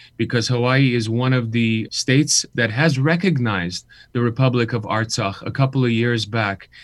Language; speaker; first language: English; early bilingual, other home language; Armenian